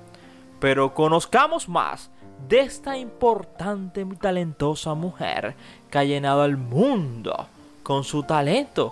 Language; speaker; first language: Spanish; native; Spanish